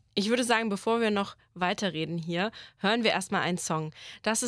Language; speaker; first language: German; native; German